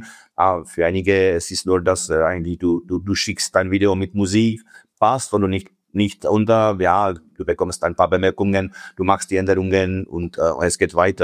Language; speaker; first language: German; non-native, fluent; Czech